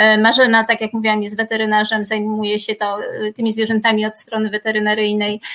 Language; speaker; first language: Polish; native; Polish